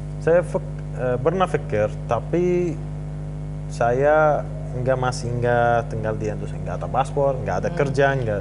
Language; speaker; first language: Indonesian; non-native, learner; Arabic